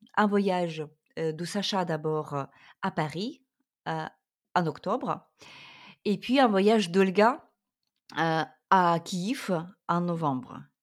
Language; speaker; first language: French; non-native, fluent; Ukrainian